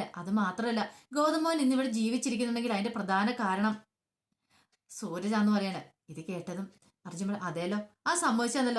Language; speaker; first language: Malayalam; native; Malayalam